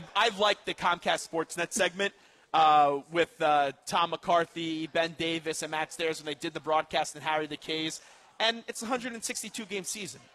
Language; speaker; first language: English; native; English